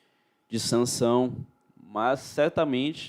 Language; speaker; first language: Portuguese; native; Portuguese